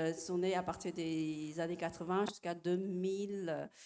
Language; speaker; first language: French; non-native, fluent; Chinese